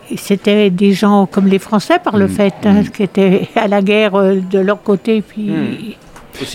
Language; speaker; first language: French; native; French